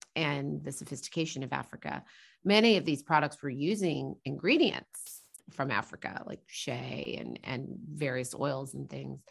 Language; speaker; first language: English; native; English